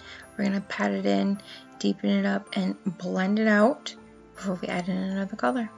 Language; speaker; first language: English; native; English